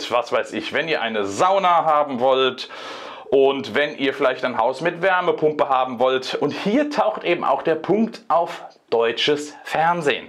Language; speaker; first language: German; native; German